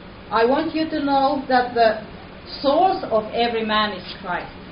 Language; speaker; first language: English; non-native, fluent; Finnish